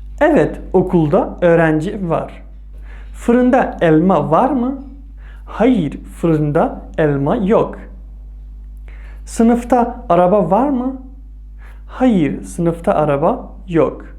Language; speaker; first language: Turkish; non-native, fluent; Persian